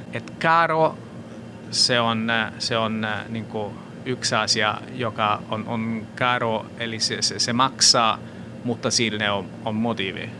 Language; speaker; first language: Finnish; non-native, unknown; Italian